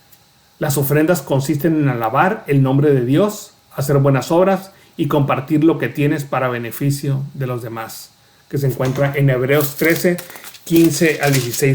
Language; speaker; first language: Spanish; native; Spanish